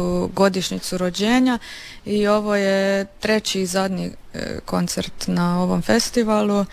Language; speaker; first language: Serbian; native; Serbian